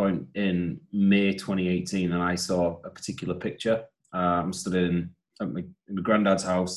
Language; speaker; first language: English; native; English